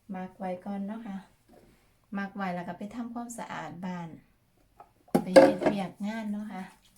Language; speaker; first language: Thai; native; Thai